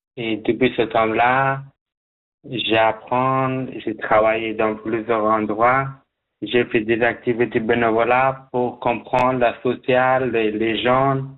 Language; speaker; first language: French; non-native, learner; Persian